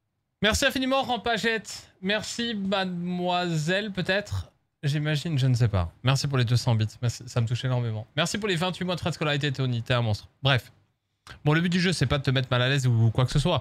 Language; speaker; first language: French; native; French